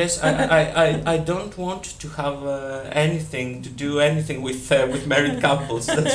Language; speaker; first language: English; non-native, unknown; Greek